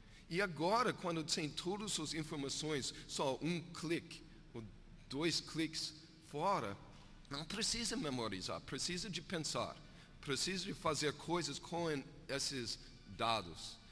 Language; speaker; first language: Portuguese; non-native, learner; English